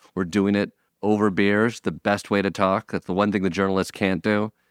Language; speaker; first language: English; native; English